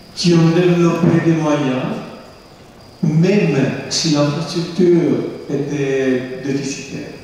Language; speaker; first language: French; non-native, fluent; Spanish